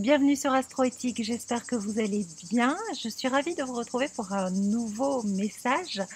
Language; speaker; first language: French; native; French